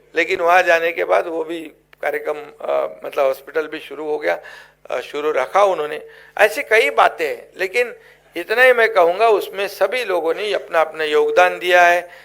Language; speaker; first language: Hindi; non-native, local second language; Marathi